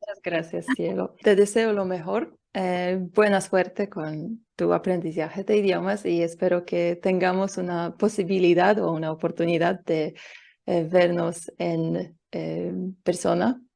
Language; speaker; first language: Spanish; non-native, learner; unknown